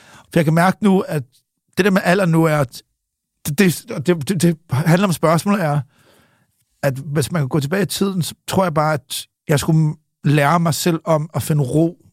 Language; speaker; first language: Danish; early bilingual, other home language; English